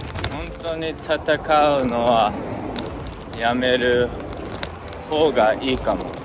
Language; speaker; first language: Japanese; non-native, learner; English